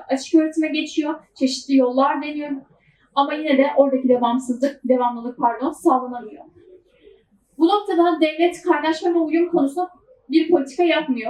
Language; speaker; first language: Turkish; native; Turkish